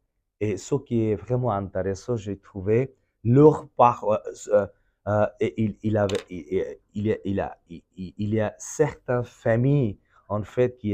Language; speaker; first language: French; non-native, fluent; Bangla